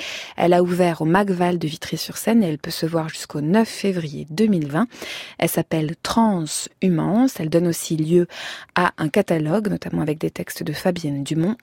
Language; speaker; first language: French; native; French